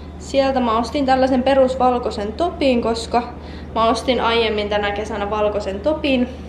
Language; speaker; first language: Finnish; native; Finnish